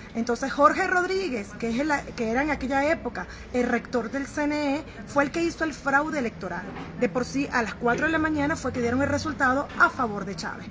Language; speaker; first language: Spanish; native; Spanish